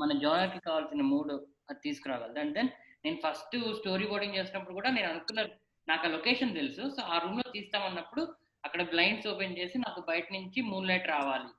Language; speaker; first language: Telugu; native; Telugu